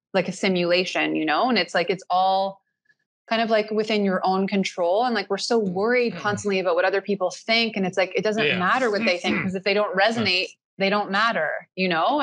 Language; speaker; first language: English; native; English